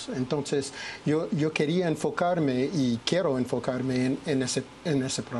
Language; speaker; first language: Spanish; non-native, fluent; English